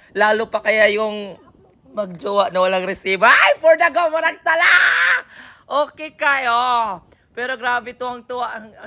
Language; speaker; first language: Filipino; non-native, local second language; Cebuano